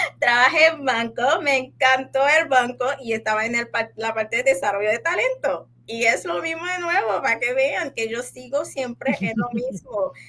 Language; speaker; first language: Spanish; non-native, fluent; Haitian Creole